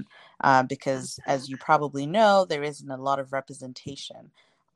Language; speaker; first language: English; non-native, local second language; Shona